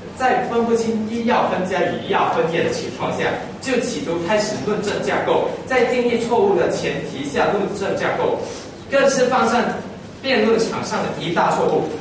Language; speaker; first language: Chinese; native; Chinese